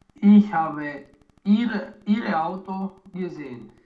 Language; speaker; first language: German; non-native, learner; Romanian